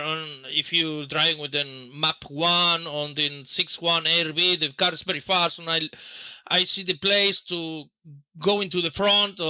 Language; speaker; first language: English; non-native, learner; Spanish